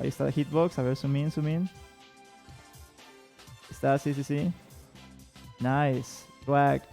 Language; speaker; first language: Spanish; native; Spanish